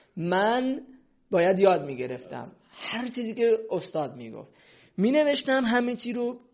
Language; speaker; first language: Persian; non-native, local second language; Central Kurdish